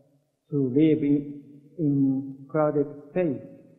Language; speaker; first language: English; non-native, learner; Japanese